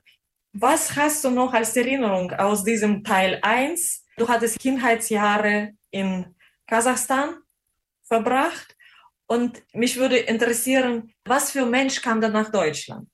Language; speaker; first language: German; non-native, fluent; Russian